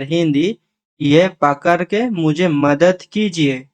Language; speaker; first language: Hindi; non-native, learner; Bangla